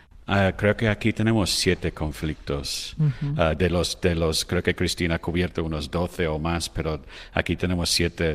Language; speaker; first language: Spanish; non-native, fluent; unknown